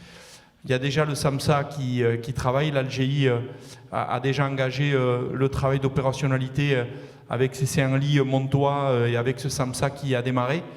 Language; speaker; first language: French; native; French